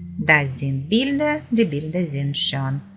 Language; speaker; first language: German; non-native, fluent; Ukrainian